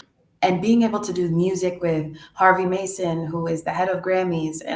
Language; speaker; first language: English; native; English